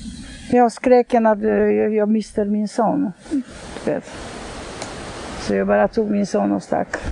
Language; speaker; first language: Swedish; non-native, fluent; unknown